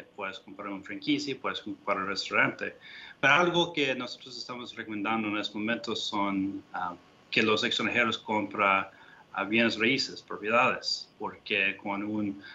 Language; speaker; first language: Spanish; non-native, fluent; English